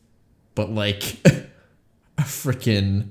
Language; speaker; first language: English; native; English